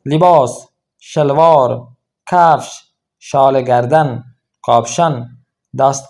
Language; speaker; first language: Persian; non-native, fluent; Urdu